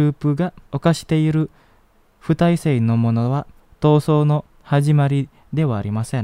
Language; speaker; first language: Japanese; non-native, fluent; Indonesian